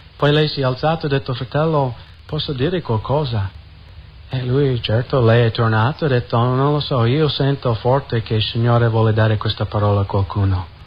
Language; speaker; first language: Italian; non-native, fluent; English